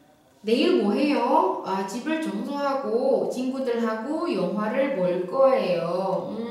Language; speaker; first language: Korean; non-native, fluent; Indonesian